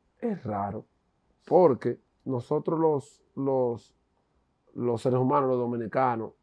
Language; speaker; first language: Spanish; native; Spanish